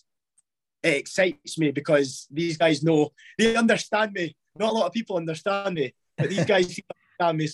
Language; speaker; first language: English; native; English